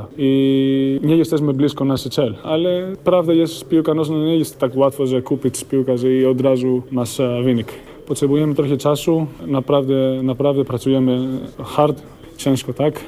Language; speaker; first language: Polish; non-native, learner; Greek